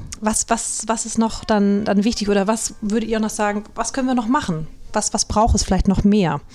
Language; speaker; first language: German; native; German